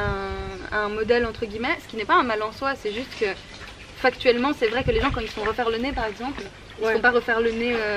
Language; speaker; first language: French; native; French